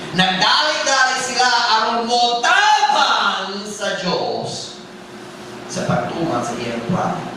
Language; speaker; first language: Cebuano; non-native, fluent; English